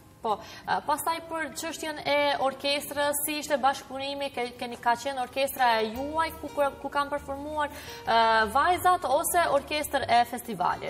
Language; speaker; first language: Albanian; native; Albanian